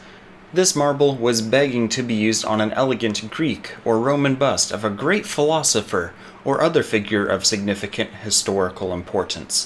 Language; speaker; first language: English; native; English